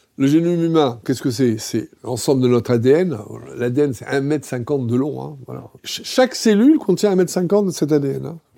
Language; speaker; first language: French; native; French